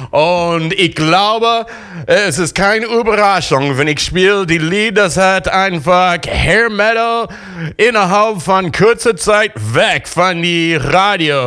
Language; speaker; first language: German; non-native, fluent; English